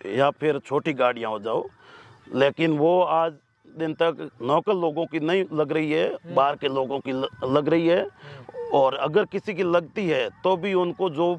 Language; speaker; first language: Hindi; native; Hindi